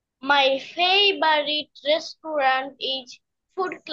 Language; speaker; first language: English; non-native, learner; Bangla